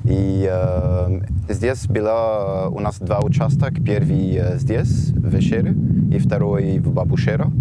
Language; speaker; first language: Russian; non-native, learner; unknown